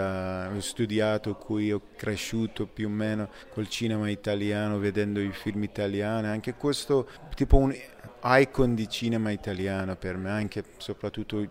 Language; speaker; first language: Italian; non-native, fluent; Persian